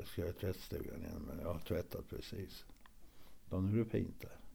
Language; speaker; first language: Swedish; early bilingual, other home language; Norwegian